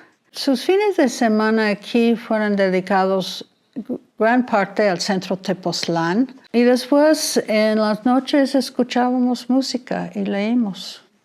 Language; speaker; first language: Spanish; non-native, fluent; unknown